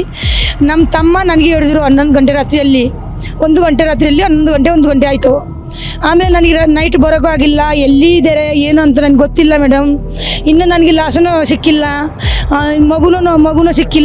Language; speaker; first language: Kannada; non-native, fluent; Nepali